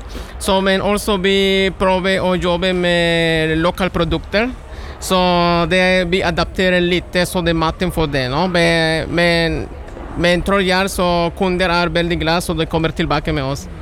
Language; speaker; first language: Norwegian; non-native, learner; Spanish